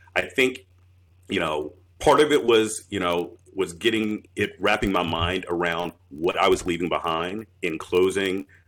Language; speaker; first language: English; native; English